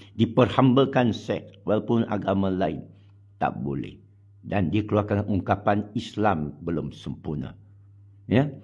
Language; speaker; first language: Malay; non-native, local second language; Chinese